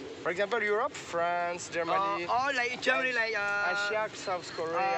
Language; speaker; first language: English; non-native, fluent; French